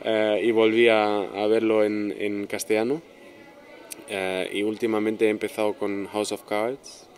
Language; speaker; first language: Spanish; non-native, fluent; German